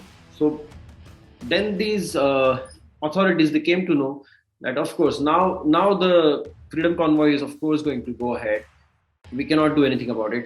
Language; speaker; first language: English; non-native, local second language; Marathi